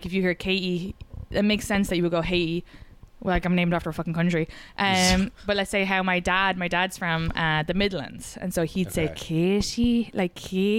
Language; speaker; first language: English; native; English